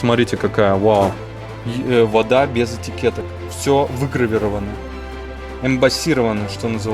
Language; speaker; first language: Russian; native; Russian